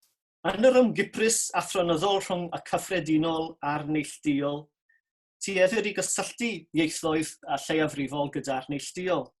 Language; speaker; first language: Welsh; native; Welsh